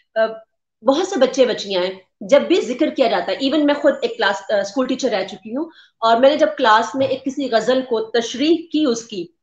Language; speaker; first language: Urdu; native; Urdu